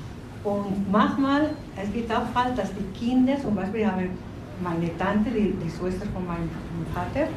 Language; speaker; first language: German; non-native, learner; Spanish